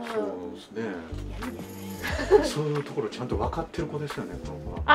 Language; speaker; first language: Japanese; native; Japanese